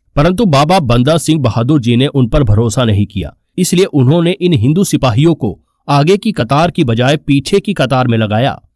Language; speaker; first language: Hindi; non-native, local second language; Punjabi